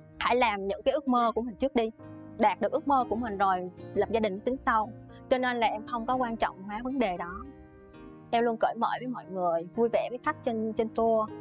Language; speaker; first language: Vietnamese; native; Vietnamese